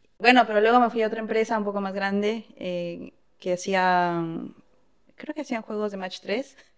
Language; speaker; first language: Spanish; native; Spanish